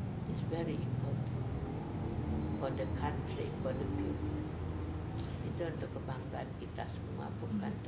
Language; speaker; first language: English; non-native, learner; Indonesian